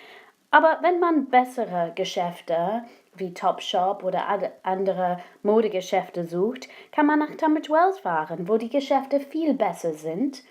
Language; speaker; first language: German; non-native, fluent; English